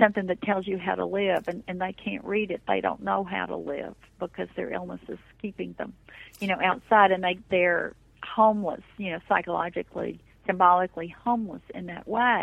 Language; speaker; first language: English; native; English